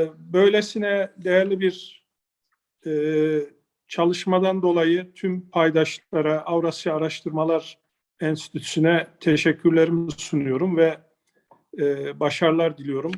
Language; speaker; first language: Turkish; native; Turkish